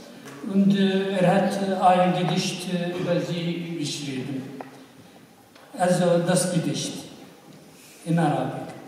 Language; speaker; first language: German; non-native, fluent; Arabic